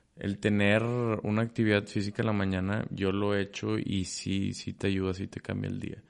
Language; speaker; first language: Spanish; native; Spanish